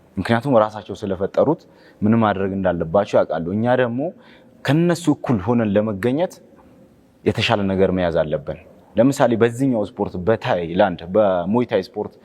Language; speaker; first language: Amharic; non-native, local second language; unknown